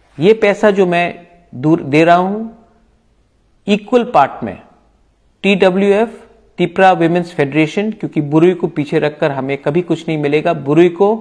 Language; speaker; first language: Hindi; non-native, local second language; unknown